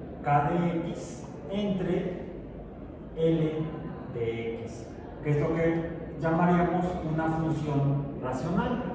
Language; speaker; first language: Spanish; native; Spanish